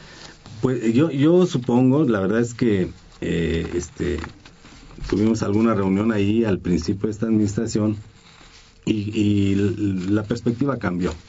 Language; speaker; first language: Spanish; native; Spanish